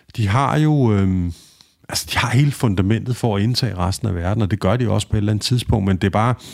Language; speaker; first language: Danish; native; Danish